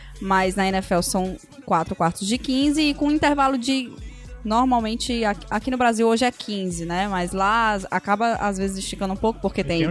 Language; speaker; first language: Portuguese; native; Portuguese